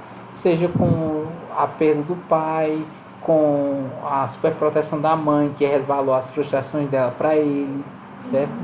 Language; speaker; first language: Portuguese; native; Portuguese